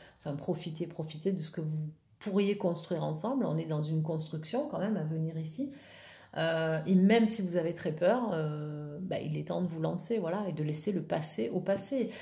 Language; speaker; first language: French; native; French